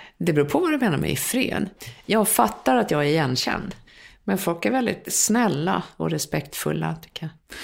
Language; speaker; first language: Swedish; native; Swedish